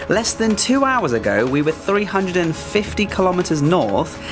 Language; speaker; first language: English; native; English